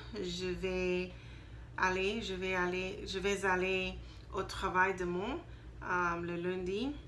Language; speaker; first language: French; non-native, learner; English